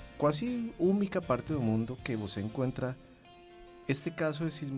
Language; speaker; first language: Portuguese; non-native, fluent; Spanish